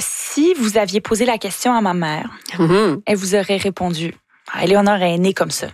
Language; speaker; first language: French; native; French